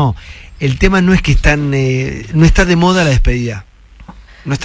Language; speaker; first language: Spanish; native; Spanish